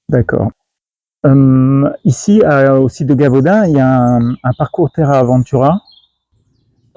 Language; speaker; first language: French; native; French